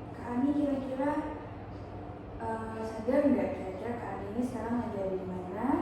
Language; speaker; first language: Indonesian; native; Indonesian